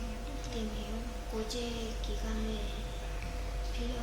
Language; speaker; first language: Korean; non-native, learner; Vietnamese